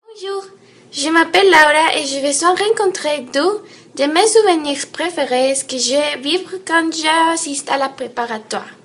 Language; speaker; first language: French; non-native, learner; Spanish